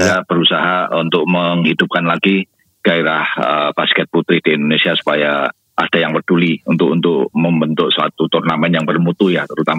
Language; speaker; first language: Indonesian; native; Indonesian